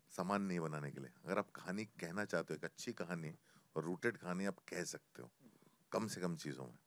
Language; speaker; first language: Hindi; native; Hindi